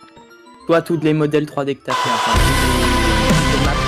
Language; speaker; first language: French; native; French